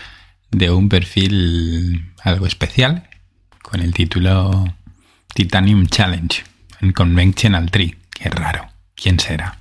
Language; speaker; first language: Spanish; native; Spanish